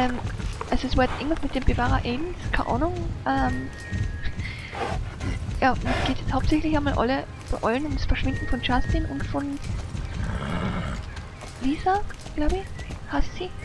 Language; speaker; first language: German; native; German